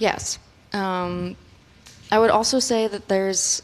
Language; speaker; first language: English; native; English